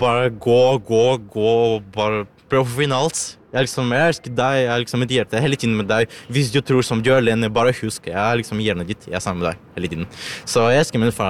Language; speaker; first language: Norwegian; early bilingual, other home language; Ukrainian